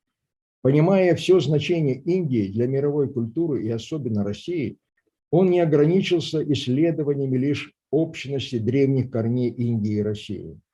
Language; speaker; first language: Russian; native; Russian